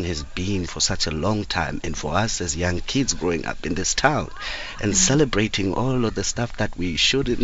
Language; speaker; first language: English; non-native, local second language; Xhosa